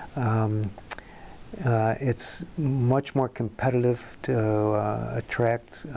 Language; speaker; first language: English; native; English